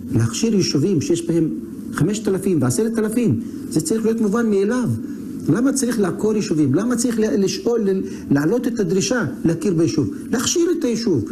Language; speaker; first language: Hebrew; non-native, local second language; Arabic